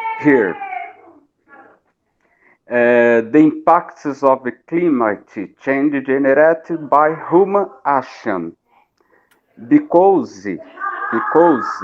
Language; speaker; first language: English; non-native, learner; Portuguese